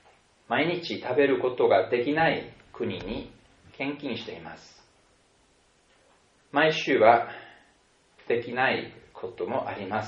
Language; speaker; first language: Japanese; non-native, fluent; German